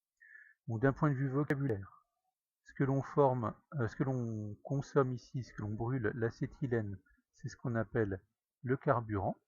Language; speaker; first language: French; native; French